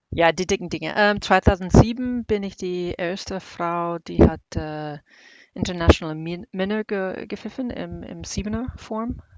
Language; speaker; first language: German; non-native, learner; English